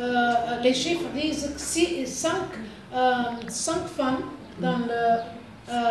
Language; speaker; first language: French; non-native, fluent; Portuguese